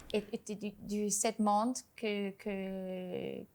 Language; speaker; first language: French; non-native, learner; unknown